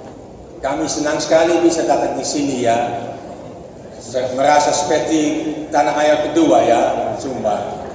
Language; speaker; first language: Indonesian; non-native, fluent; Dutch